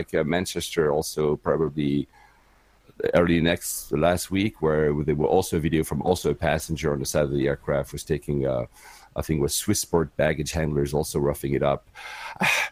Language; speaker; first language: English; non-native, fluent; French